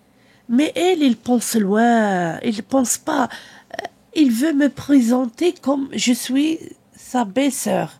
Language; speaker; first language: French; non-native, learner; Arabic